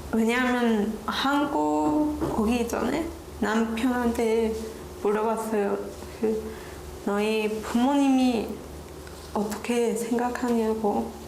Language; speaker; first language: Korean; non-native, learner; Spanish